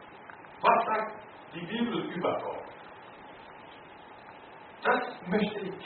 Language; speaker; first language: German; non-native, learner; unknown